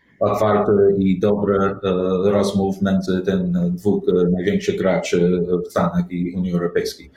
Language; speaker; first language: Polish; non-native, learner; English